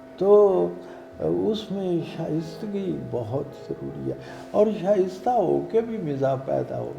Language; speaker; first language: Urdu; non-native, local second language; Punjabi